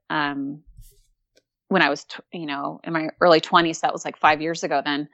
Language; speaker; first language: English; native; English